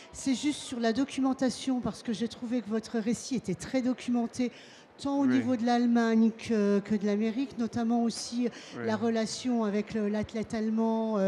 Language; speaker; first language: French; native; French